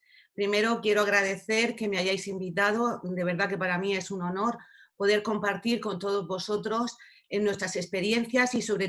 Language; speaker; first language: Spanish; native; Spanish